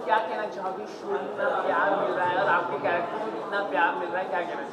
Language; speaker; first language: Hindi; native; Hindi